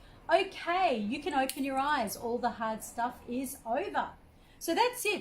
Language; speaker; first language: English; native; English